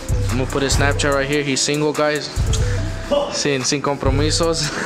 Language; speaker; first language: English; early bilingual, other home language; Spanish